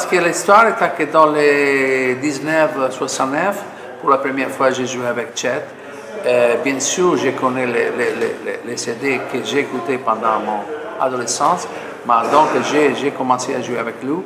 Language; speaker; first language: French; non-native, fluent; Italian